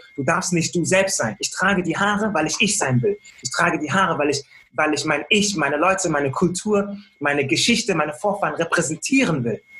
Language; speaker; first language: German; early bilingual, other home language; Akan